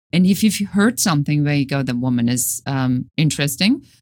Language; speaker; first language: English; non-native, fluent; German